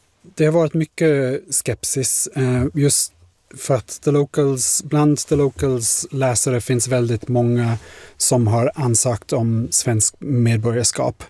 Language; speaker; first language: Swedish; non-native, fluent; English